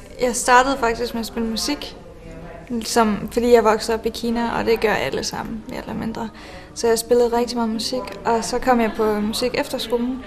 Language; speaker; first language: Danish; non-native, fluent; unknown